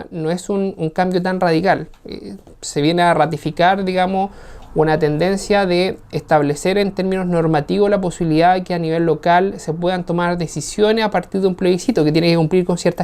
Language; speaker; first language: Spanish; native; Spanish